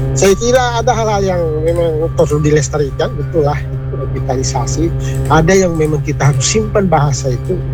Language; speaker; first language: Indonesian; non-native, local second language; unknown